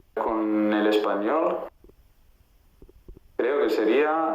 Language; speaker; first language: Spanish; non-native, fluent; Italian